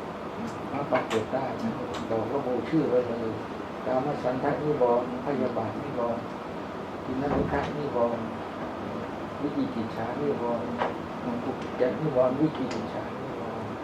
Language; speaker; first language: Thai; native; Thai